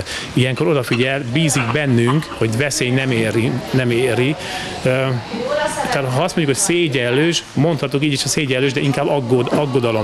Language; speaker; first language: Hungarian; native; Hungarian